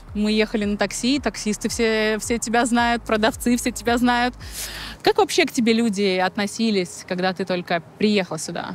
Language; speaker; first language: Russian; native; Russian